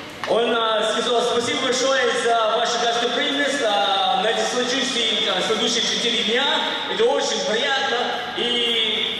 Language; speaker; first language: Russian; non-native, learner; English